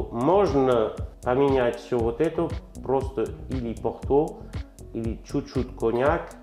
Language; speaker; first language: Russian; non-native, learner; French